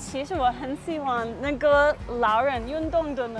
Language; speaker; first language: Chinese; non-native, fluent; English